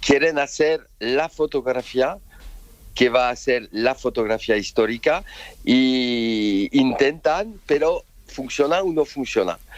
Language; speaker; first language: Spanish; non-native, fluent; French